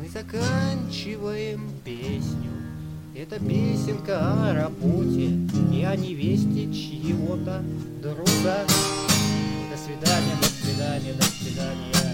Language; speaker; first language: Russian; native; Russian